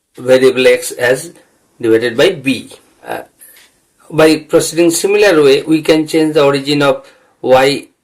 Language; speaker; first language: English; non-native, local second language; Bangla